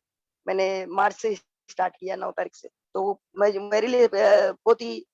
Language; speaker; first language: Hindi; non-native, local second language; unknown